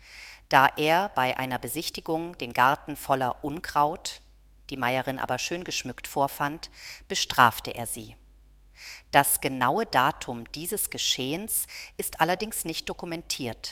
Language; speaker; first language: German; native; German